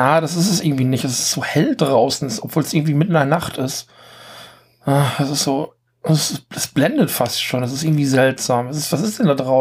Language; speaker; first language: German; native; German